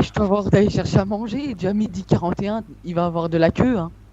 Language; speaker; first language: French; native; French